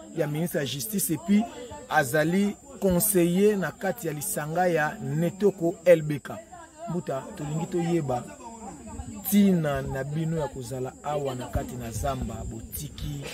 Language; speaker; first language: Lingala; non-native, local second language; Kongo